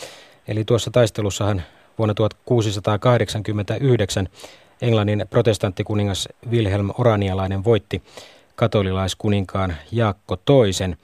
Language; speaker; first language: Finnish; native; Finnish